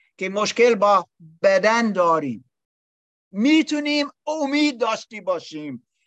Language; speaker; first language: Persian; non-native, learner; English